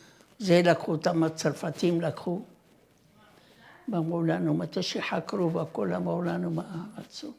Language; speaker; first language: Hebrew; non-native, fluent; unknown